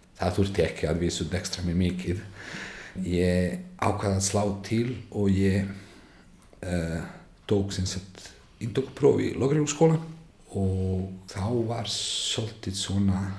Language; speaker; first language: Icelandic; non-native, fluent; Bosnian